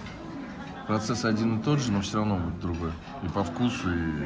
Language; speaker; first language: Russian; native; Russian